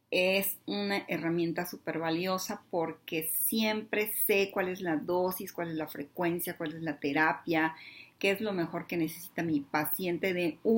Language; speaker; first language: Spanish; native; Spanish